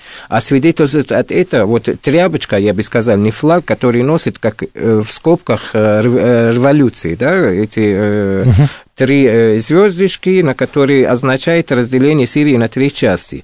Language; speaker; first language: Russian; non-native, fluent; Arabic